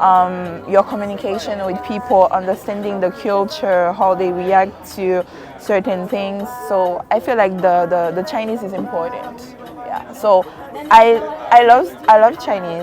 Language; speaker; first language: English; non-native, fluent; Haitian Creole